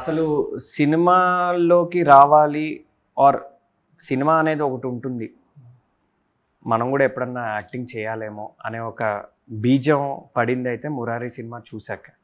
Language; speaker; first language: Telugu; native; Telugu